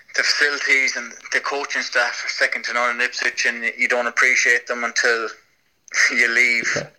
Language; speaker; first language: English; native; English